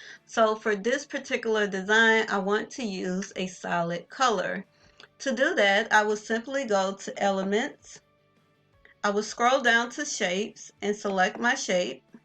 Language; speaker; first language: English; native; English